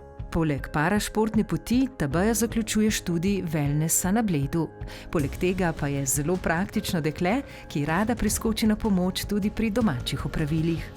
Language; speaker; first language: Slovenian; native; Slovenian